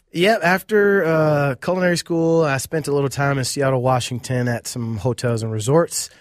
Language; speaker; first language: English; native; English